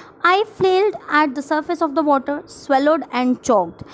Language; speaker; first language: English; non-native, local second language; Hindi